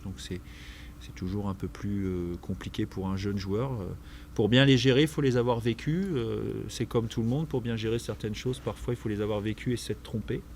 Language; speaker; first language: French; native; French